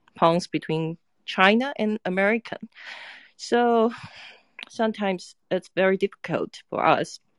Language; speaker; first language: English; non-native, fluent; Chinese